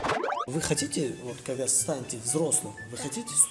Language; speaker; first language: Russian; non-native, local second language; Tajik